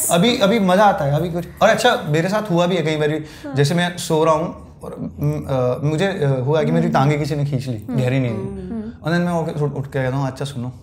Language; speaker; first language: Hindi; native; Hindi